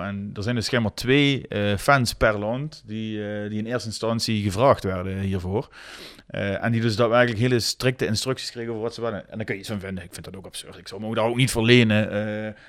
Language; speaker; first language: Dutch; native; Dutch